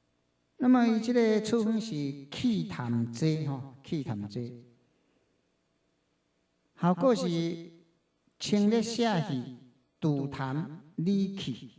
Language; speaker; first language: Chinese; non-native, local second language; Min Nan Chinese